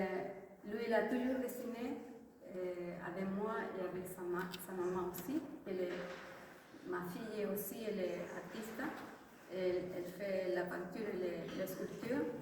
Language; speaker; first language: French; non-native, fluent; Spanish